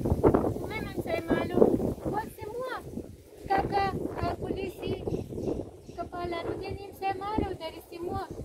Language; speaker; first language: Indonesian; non-native, learner; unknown